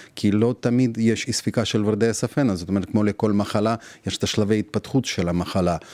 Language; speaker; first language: Hebrew; non-native, fluent; Russian